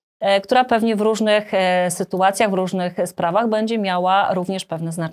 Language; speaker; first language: Polish; native; Polish